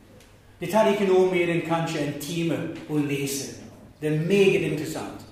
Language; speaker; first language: Norwegian; non-native, fluent; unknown